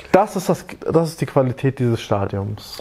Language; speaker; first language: German; native; German